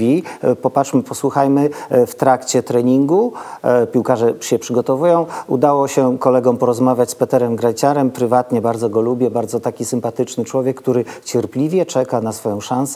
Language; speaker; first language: Polish; native; Polish